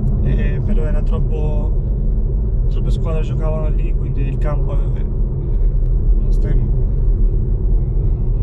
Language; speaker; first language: Italian; non-native, fluent; Albanian